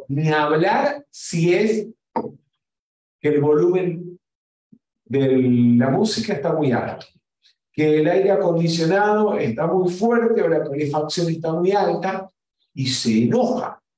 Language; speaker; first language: Spanish; native; Spanish